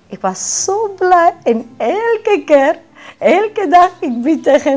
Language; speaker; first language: Dutch; non-native, learner; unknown